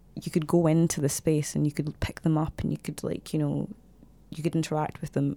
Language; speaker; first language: English; native; English